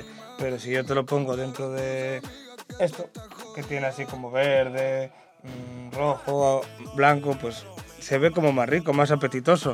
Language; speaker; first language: Spanish; native; Spanish